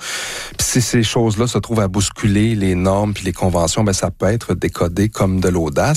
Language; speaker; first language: French; native; French